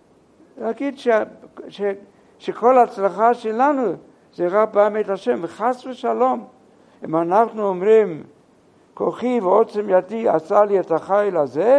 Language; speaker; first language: Hebrew; non-native, fluent; English